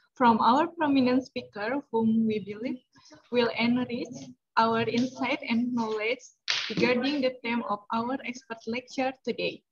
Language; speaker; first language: English; non-native, fluent; Indonesian